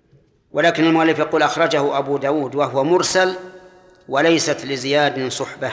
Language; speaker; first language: Arabic; native; Arabic